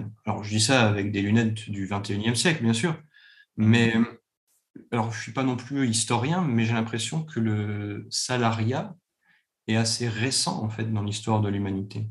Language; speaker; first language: French; native; French